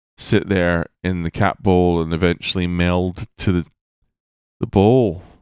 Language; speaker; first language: English; native; English